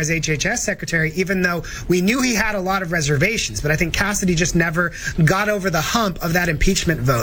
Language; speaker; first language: English; native; English